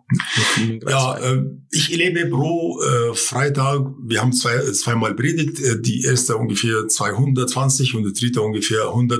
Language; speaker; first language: German; non-native, fluent; Arabic